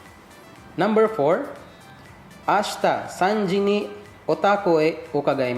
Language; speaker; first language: Japanese; non-native, fluent; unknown